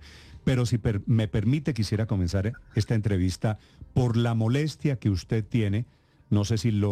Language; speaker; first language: Spanish; native; Spanish